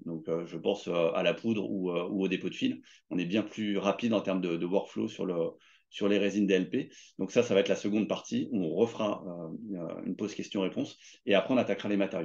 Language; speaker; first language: French; native; French